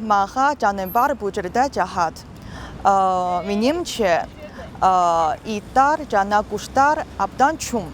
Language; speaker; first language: Kyrgyz; non-native, learner; Chinese